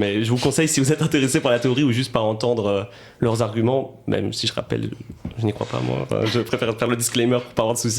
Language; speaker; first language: French; native; French